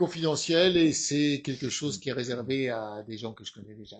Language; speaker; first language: French; native; French